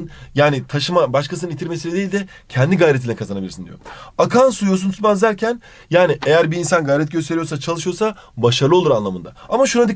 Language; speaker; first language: Turkish; native; Turkish